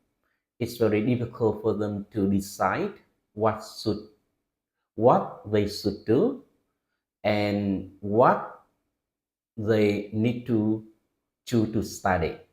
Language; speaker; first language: English; non-native, fluent; Vietnamese